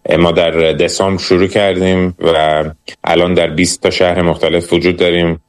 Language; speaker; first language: Persian; early bilingual, heritage; Persian